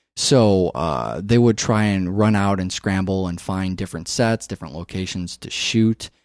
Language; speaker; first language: English; native; English